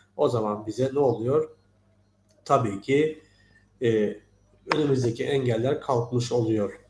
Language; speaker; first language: Turkish; non-native, fluent; Turkmen